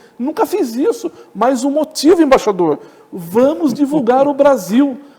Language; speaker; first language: Portuguese; native; Portuguese